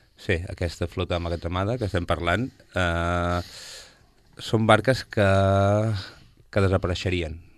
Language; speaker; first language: Catalan; native; Catalan